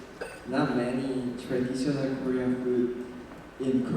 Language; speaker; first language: English; non-native, learner; Korean